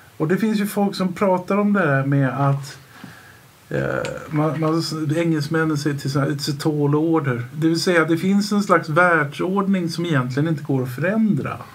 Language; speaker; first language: Swedish; native; Swedish